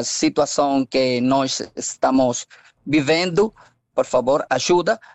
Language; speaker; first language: Portuguese; non-native, fluent; Spanish